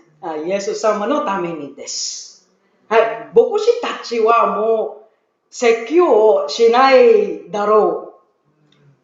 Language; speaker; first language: Japanese; non-native, learner; Filipino